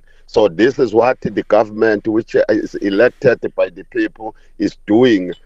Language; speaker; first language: English; non-native, local second language; Zulu